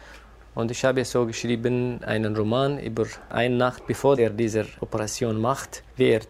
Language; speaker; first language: German; non-native, fluent; Kurdish